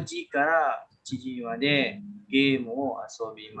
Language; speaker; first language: Japanese; non-native, fluent; Indonesian